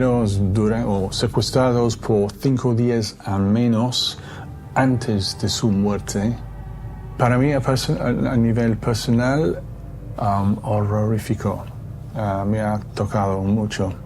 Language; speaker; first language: Spanish; non-native, fluent; English